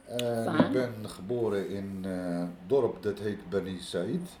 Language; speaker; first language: Dutch; early bilingual, other home language; Arabic